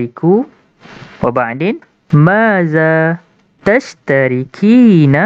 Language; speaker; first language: Arabic; non-native, fluent; Malay